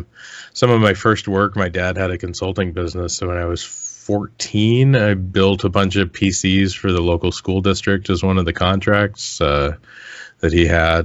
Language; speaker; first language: English; native; English